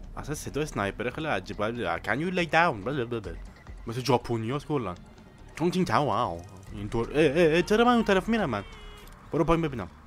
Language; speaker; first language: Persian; early bilingual, heritage; Persian